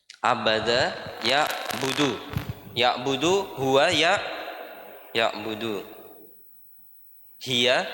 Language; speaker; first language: Arabic; non-native, fluent; Indonesian